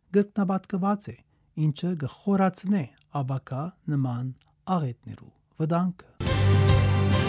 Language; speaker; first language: Armenian; early bilingual, heritage; Armenian